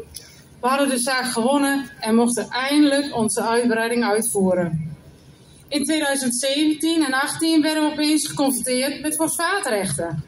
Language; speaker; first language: Dutch; native; Dutch